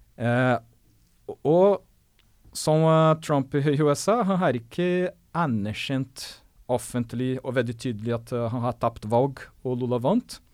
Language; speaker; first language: Norwegian; non-native, fluent; Portuguese